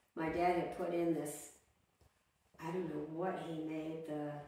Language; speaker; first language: English; native; English